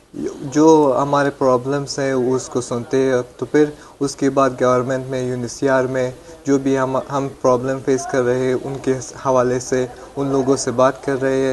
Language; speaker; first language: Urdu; non-native, fluent; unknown